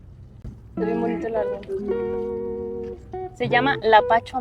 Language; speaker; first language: Spanish; native; Spanish